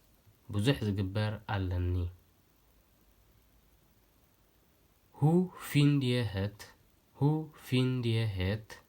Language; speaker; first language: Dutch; non-native, learner; Tigrinya